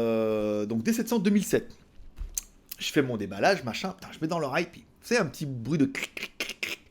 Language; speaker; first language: French; native; French